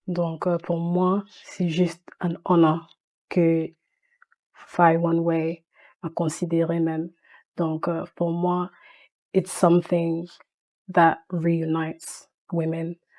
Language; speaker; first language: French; early bilingual, heritage; French